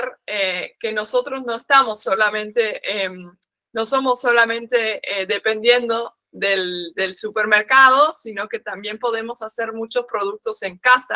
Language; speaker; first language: Spanish; non-native, fluent; Dutch